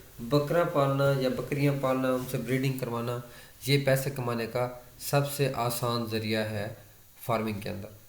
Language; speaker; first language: Urdu; non-native, local second language; Saraiki